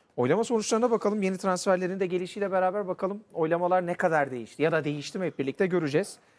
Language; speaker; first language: Turkish; native; Turkish